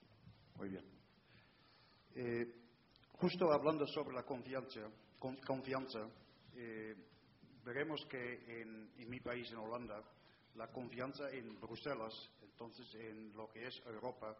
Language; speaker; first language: Spanish; non-native, fluent; Dutch